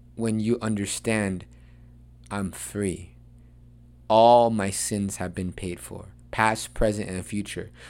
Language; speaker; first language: English; early bilingual, other home language; Spanish